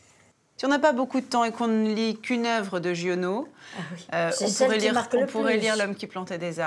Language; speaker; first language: French; native; French